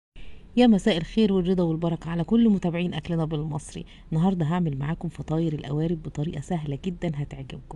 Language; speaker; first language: Arabic; native; Arabic